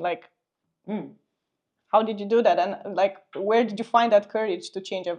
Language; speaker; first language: English; non-native, fluent; Romanian